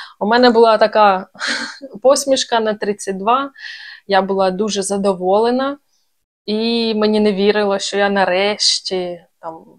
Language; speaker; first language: Ukrainian; native; Ukrainian